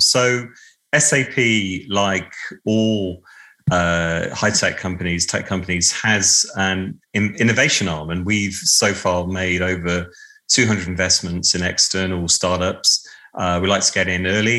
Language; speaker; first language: English; native; English